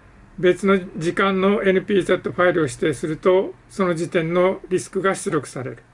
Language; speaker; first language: Japanese; native; Japanese